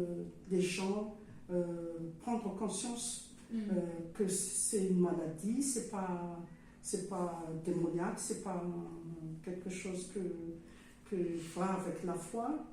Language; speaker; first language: French; non-native, local second language; Malagasy